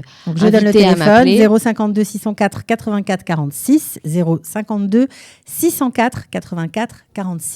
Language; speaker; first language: French; native; French